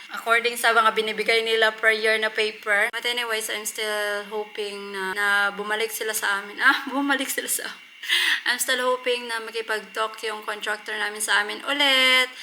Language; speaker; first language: Filipino; non-native, local second language; Cebuano